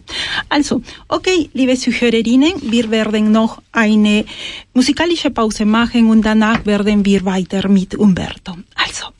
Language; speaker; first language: German; non-native, fluent; Spanish